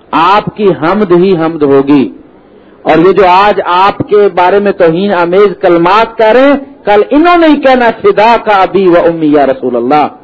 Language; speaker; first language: Urdu; non-native, local second language; Punjabi